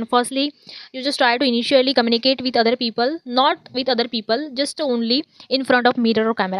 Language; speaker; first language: English; non-native, learner; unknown